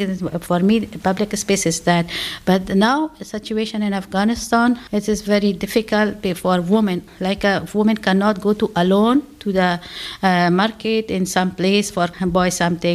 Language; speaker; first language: English; non-native, learner; Persian